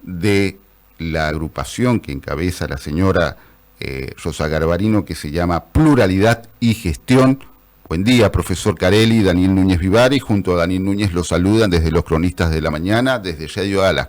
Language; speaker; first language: Spanish; native; Spanish